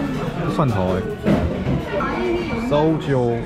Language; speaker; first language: Chinese; native; Chinese